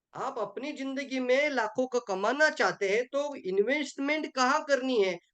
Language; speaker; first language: Hindi; non-native, local second language; Marathi